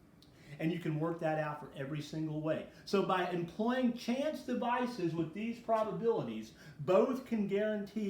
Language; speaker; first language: English; native; English